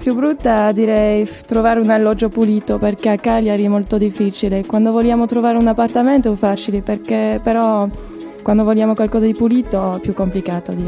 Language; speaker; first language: Italian; non-native, fluent; French